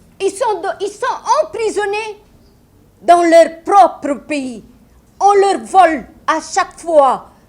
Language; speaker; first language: French; non-native, local second language; Wolof